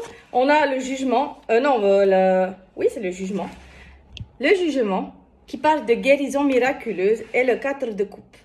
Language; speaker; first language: French; native; French